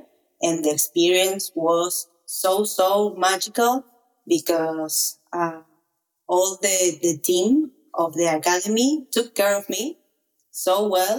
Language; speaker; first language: English; non-native, learner; Spanish